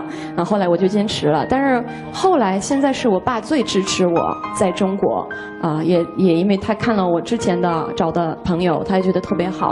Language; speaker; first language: Chinese; non-native, fluent; English